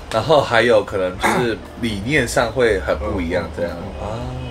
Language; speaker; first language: Chinese; native; Chinese